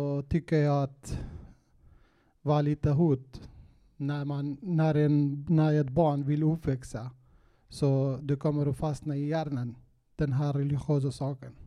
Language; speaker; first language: Swedish; non-native, fluent; Kurdish